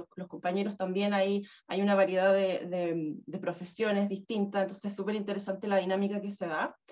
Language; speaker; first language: Spanish; native; Spanish